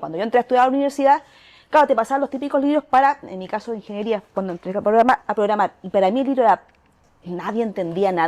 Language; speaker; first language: Spanish; native; Spanish